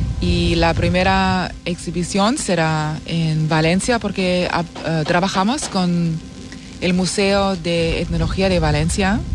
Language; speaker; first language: Spanish; non-native, fluent; German